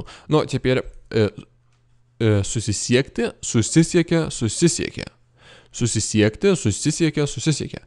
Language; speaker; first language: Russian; non-native, fluent; Lithuanian